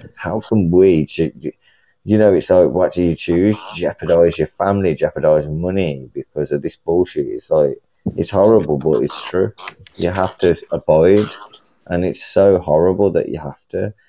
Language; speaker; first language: English; native; English